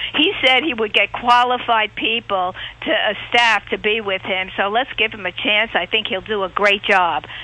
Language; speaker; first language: English; native; English